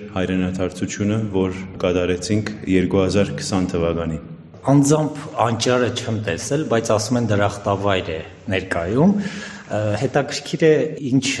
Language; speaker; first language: Armenian; native; Armenian